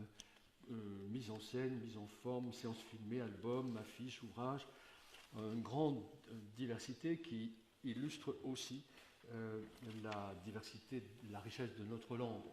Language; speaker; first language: French; native; French